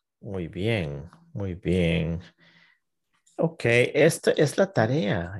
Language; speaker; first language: Spanish; non-native, fluent; English